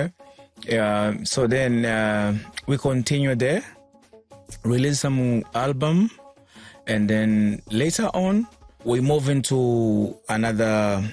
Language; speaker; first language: English; non-native, local second language; Swahili